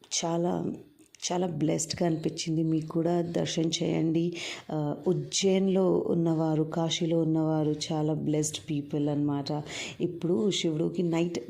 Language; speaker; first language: Telugu; non-native, local second language; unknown